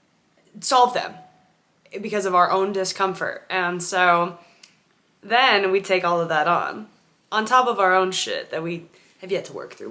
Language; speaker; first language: English; native; English